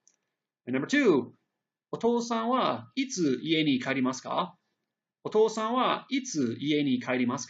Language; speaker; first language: Japanese; non-native, fluent; English